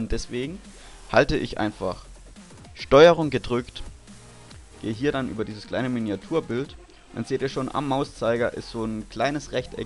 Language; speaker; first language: German; native; German